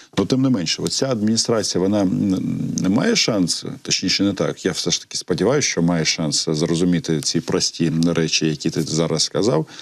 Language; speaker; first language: Ukrainian; native; Ukrainian